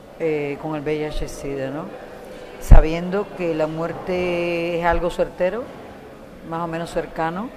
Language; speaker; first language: Spanish; native; Spanish